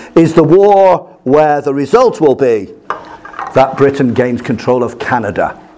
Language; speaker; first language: English; native; English